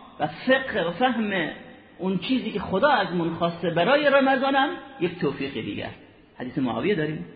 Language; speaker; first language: Persian; native; Persian